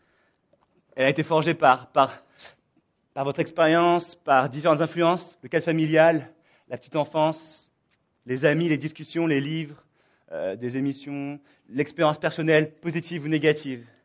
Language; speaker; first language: French; native; French